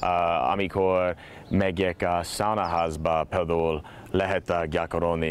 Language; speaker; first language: Hungarian; non-native, learner; English